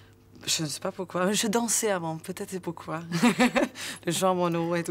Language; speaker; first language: French; non-native, learner; Swedish